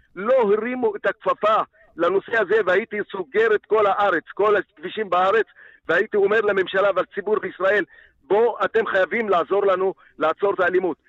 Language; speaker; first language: Hebrew; non-native, local second language; Arabic